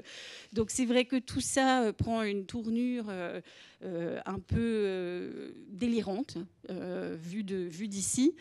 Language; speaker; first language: French; native; French